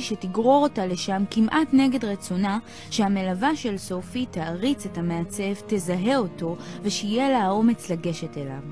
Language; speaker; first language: Hebrew; native; Hebrew